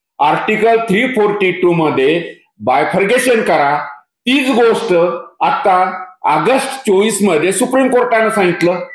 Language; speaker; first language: Marathi; non-native, local second language; Lambadi